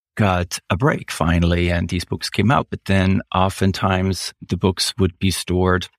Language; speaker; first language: English; non-native, fluent; German